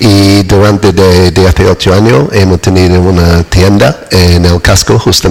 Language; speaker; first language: Spanish; non-native, learner; English